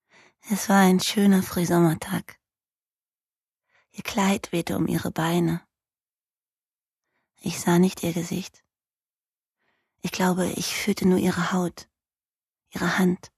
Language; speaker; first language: German; native; German